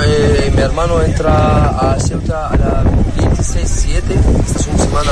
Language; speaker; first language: Spanish; non-native, learner; Arabic